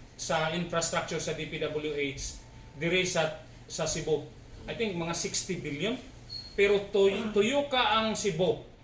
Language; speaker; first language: Cebuano; native; Cebuano